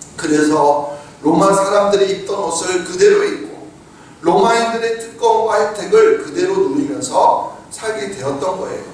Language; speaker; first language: Korean; native; Korean